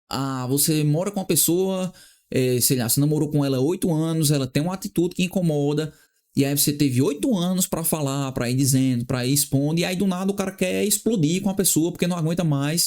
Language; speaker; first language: Portuguese; native; Portuguese